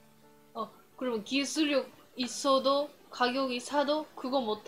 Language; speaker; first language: Korean; non-native, fluent; Japanese